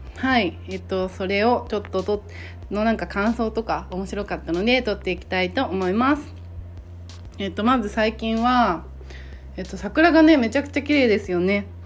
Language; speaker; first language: Japanese; native; Japanese